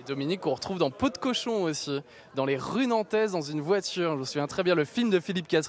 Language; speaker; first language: French; native; French